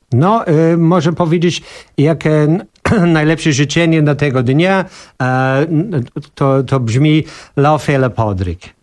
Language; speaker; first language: Polish; non-native, learner; English